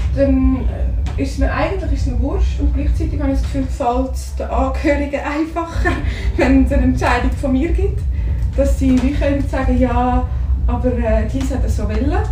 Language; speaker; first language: German; native; German